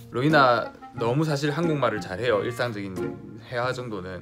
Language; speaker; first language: Korean; native; Korean